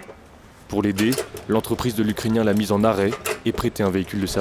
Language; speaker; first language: French; native; French